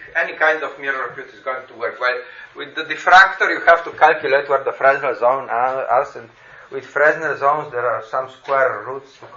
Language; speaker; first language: English; non-native, fluent; Slovenian